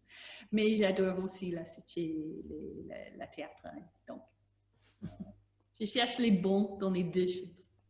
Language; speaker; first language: French; non-native, learner; English